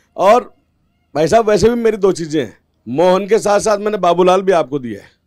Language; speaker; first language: Hindi; native; Hindi